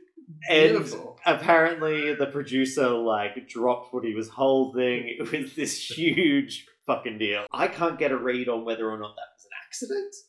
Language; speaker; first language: English; native; English